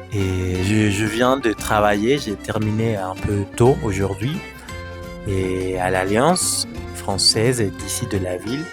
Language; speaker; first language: French; non-native, fluent; Spanish